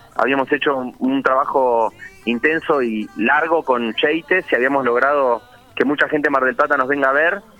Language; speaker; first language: Spanish; native; Spanish